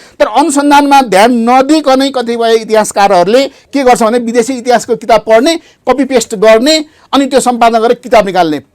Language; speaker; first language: Nepali; native; Nepali